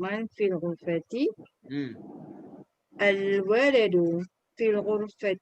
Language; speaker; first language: Arabic; non-native, learner; Malay